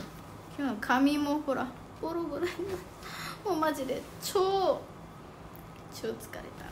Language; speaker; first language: Japanese; non-native, fluent; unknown